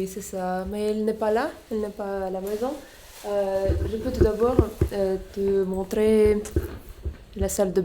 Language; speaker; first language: French; non-native, fluent; Russian